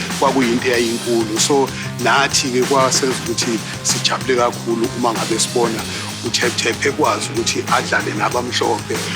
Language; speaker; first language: Zulu; native; Zulu